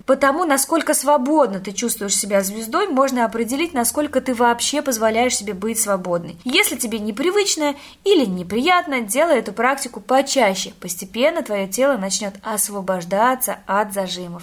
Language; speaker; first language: Russian; native; Russian